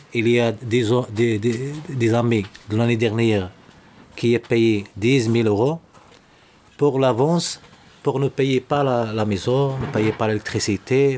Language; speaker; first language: French; non-native, learner; Arabic